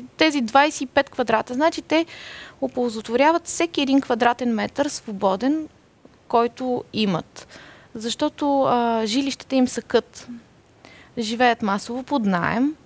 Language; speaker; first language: Bulgarian; native; Bulgarian